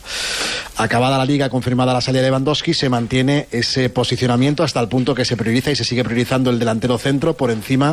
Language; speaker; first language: Spanish; native; Spanish